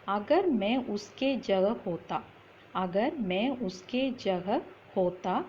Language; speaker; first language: Hindi; non-native, local second language; Tamil